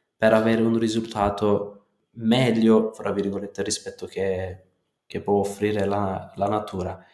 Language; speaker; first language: Italian; non-native, fluent; Turkish